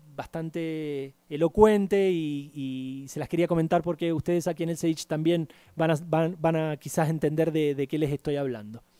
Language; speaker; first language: Spanish; native; Spanish